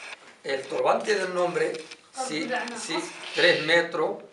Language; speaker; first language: Spanish; non-native, learner; Arabic